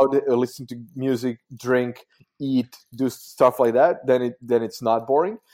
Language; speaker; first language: English; non-native, fluent; Croatian